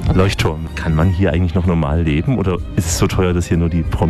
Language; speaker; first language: German; native; German